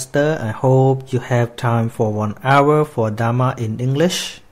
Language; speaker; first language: English; non-native, fluent; Khmer